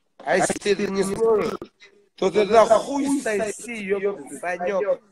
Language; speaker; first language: Russian; native; Russian